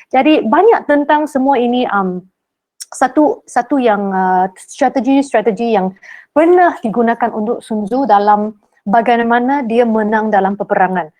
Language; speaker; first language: Malay; non-native, local second language; Min Nan Chinese